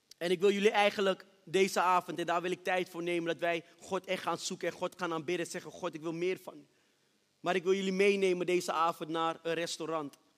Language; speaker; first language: Dutch; early bilingual, other home language; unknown